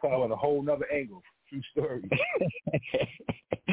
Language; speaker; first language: English; non-native, local second language; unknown